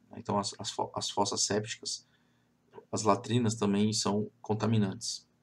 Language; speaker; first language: Portuguese; native; Portuguese